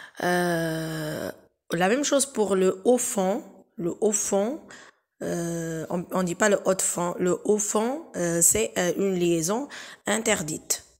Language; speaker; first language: French; non-native, local second language; Arabic